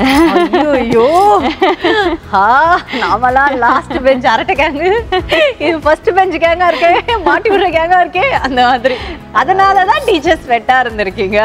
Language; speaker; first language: Tamil; native; Tamil